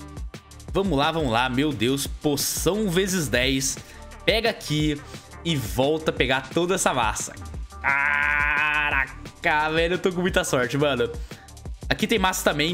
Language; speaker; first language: Portuguese; native; Portuguese